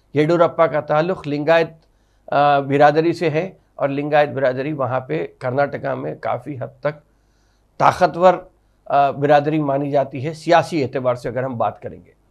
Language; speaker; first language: Hindi; non-native, local second language; Urdu